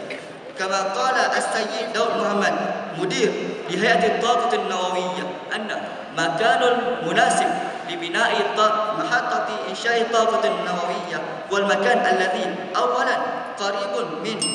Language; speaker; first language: Arabic; non-native, learner; Malay